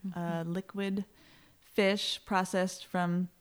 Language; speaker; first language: English; native; English